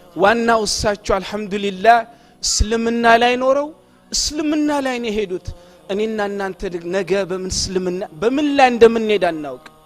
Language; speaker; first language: Amharic; non-native, local second language; Oromo